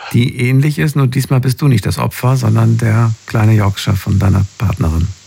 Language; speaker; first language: German; native; German